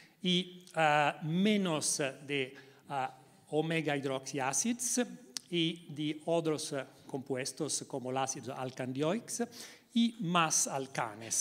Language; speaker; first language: Spanish; non-native, learner; Italian